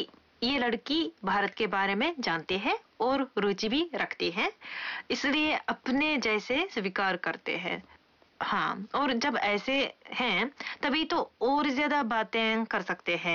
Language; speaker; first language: Hindi; non-native, fluent; Japanese